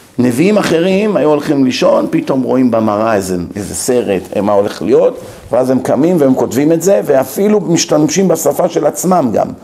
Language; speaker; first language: Hebrew; native; Hebrew